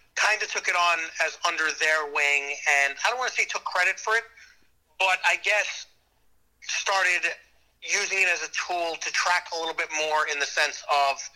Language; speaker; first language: English; native; English